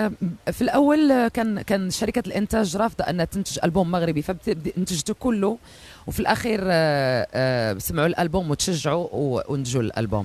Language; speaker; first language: Arabic; native; Arabic